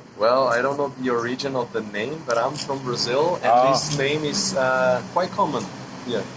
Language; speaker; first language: English; non-native, fluent; Portuguese